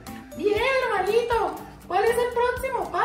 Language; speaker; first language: Spanish; native; Spanish